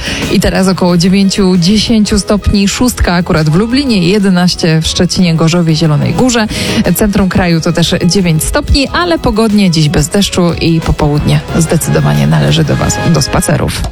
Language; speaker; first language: Polish; native; Polish